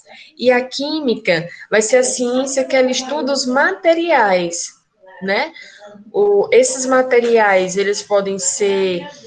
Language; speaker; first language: Portuguese; native; Portuguese